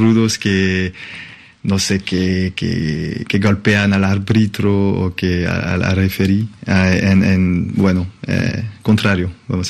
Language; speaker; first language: Spanish; non-native, fluent; French